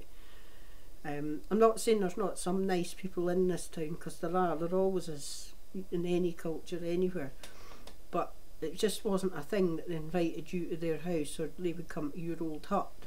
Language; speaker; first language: English; native; English